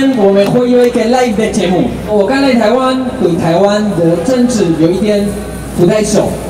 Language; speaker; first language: Chinese; non-native, fluent; Spanish